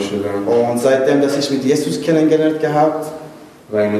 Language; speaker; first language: German; non-native, learner; Persian